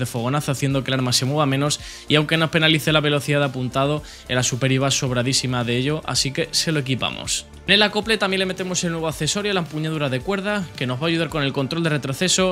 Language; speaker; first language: Spanish; native; Spanish